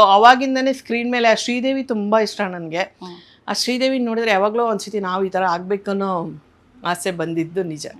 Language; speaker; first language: Kannada; native; Kannada